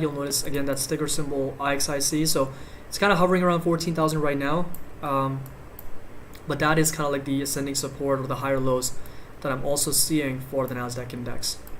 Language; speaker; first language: English; native; English